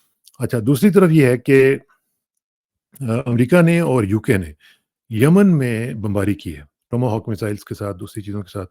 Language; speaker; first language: Urdu; native; Urdu